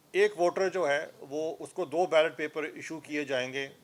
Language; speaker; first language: Hindi; non-native, local second language; Punjabi